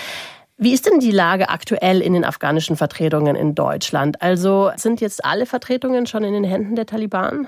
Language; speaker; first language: German; native; German